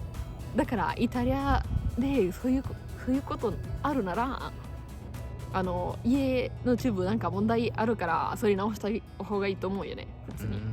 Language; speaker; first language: Japanese; non-native, fluent; Italian